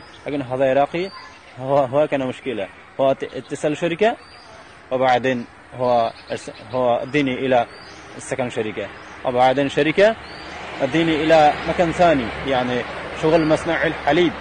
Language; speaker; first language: Arabic; non-native, learner; Bangla